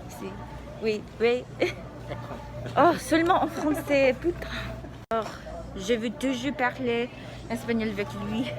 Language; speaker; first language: French; non-native, learner; English